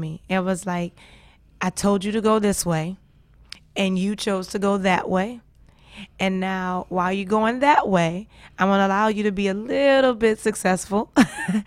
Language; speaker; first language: English; native; English